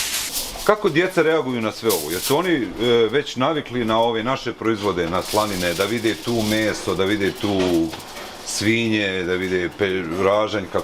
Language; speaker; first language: Bosnian; native; Bosnian